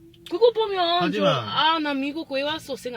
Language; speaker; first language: Korean; non-native, learner; English